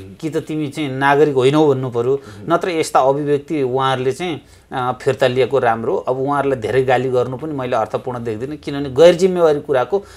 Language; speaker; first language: Nepali; native; Nepali